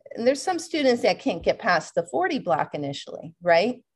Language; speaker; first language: English; native; English